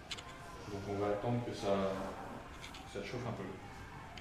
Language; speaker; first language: French; native; French